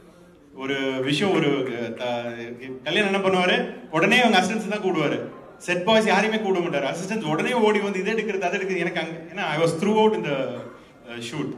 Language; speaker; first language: Tamil; native; Tamil